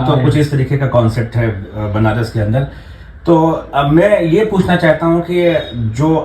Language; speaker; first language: Hindi; native; Hindi